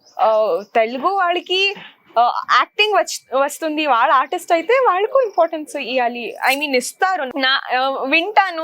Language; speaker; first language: Telugu; non-native, local second language; Kannada